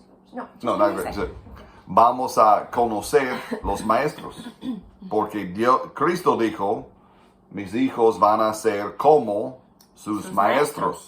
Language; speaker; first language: Spanish; non-native, fluent; English